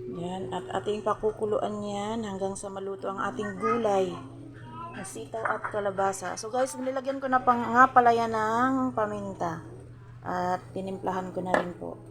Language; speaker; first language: Filipino; native; Filipino